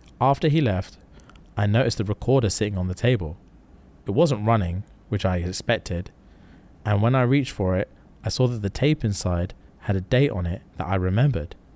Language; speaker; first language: English; native; English